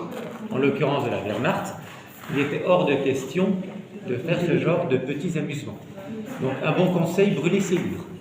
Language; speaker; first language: French; native; French